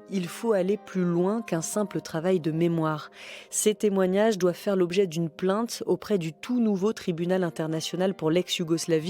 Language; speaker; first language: French; native; French